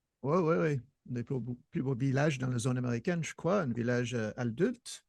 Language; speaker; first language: French; non-native, fluent; English